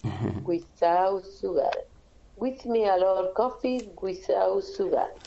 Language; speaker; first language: English; non-native, learner; Spanish